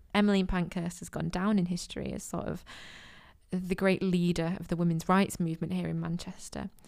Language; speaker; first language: English; native; English